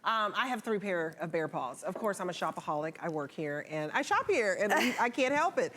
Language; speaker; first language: English; native; English